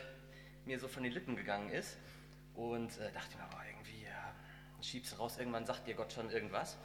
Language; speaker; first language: German; native; German